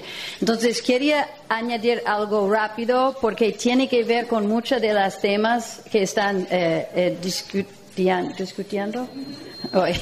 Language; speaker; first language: Spanish; non-native, fluent; English